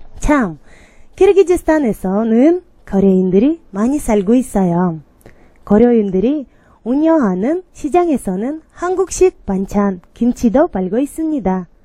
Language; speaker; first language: Korean; non-native, learner; Kyrgyz